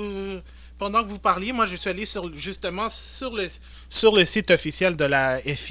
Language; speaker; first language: French; native; French